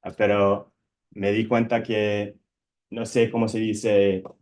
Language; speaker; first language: Spanish; non-native, learner; English